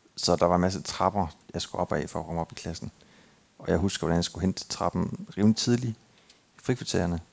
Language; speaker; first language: Danish; native; Danish